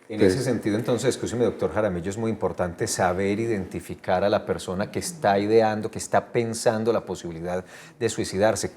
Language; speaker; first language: Spanish; native; Spanish